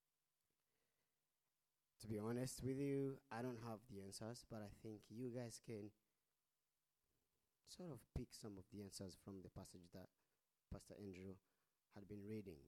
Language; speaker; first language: English; non-native, local second language; Kinyarwanda